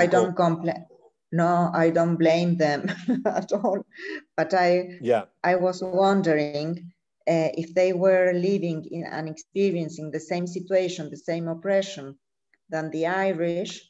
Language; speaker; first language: English; non-native, learner; Spanish